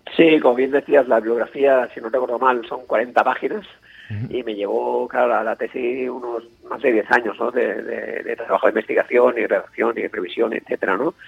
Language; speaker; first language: Spanish; non-native, local second language; Catalan